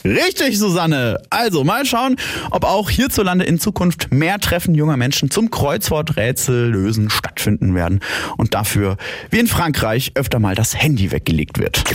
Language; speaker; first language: German; native; German